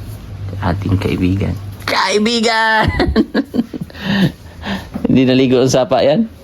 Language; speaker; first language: Filipino; native; Filipino